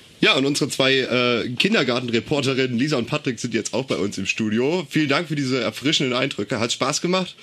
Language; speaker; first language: German; native; German